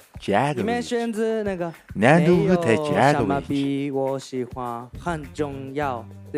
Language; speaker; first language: Chinese; non-native, fluent; Japanese